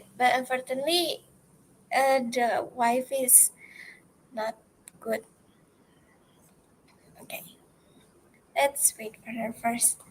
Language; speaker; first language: English; non-native, learner; Indonesian